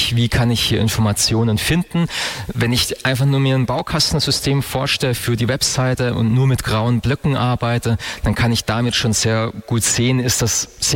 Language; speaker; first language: German; native; German